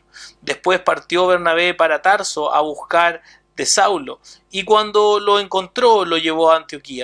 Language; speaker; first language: Spanish; native; Spanish